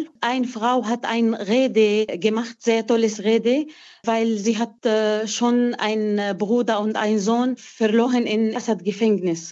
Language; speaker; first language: German; non-native, fluent; Arabic